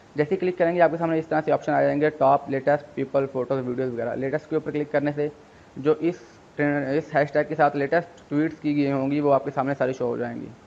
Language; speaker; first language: Urdu; non-native, local second language; Punjabi